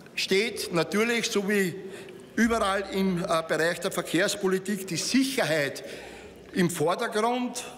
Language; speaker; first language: German; native; German